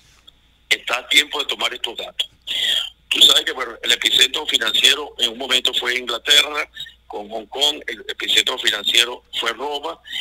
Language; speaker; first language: Spanish; native; Spanish